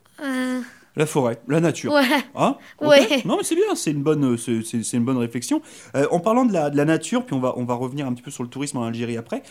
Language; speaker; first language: French; native; French